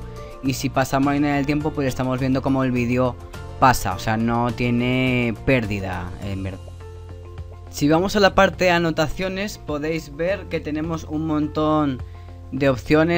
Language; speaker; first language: Spanish; native; Spanish